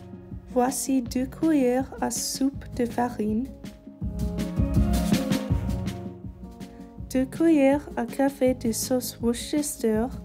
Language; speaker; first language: French; non-native, learner; English